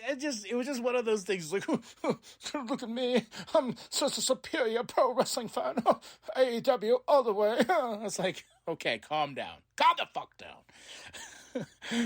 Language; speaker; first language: English; native; English